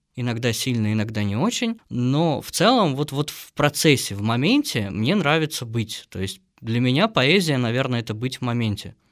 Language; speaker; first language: Russian; native; Russian